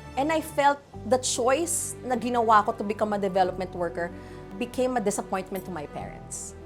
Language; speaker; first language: Filipino; native; Filipino